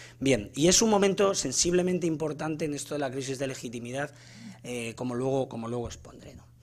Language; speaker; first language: Spanish; native; Spanish